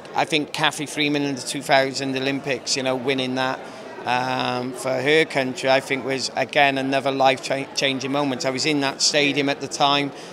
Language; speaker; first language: English; native; English